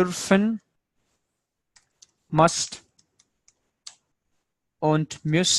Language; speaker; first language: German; non-native, fluent; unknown